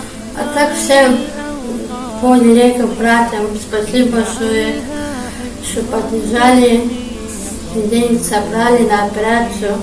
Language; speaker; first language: Russian; non-native, local second language; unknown